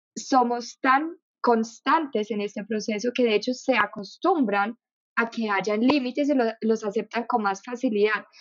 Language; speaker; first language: Spanish; non-native, fluent; German